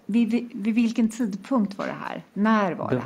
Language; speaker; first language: Swedish; native; Swedish